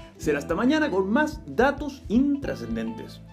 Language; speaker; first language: Spanish; native; Spanish